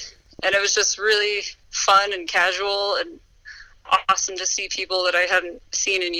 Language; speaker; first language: English; native; English